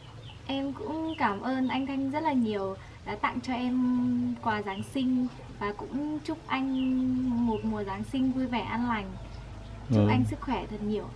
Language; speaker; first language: Vietnamese; non-native, local second language; Hmong